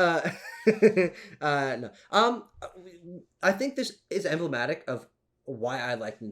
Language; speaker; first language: English; native; English